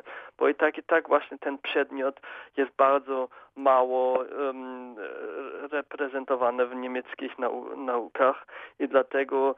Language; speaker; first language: Polish; non-native, fluent; German